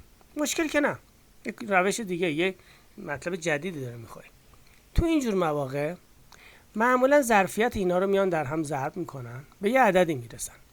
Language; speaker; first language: Persian; native; Persian